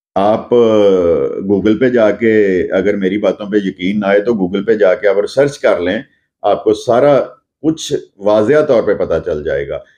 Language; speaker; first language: Urdu; non-native, local second language; Punjabi